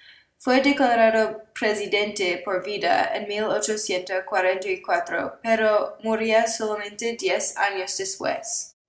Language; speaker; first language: Spanish; non-native, learner; English